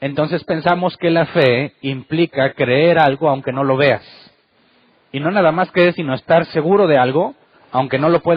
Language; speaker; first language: Spanish; native; Spanish